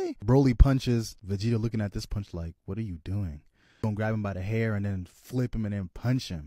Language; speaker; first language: English; native; English